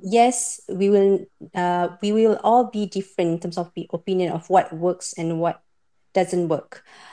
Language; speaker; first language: English; non-native, local second language; Malay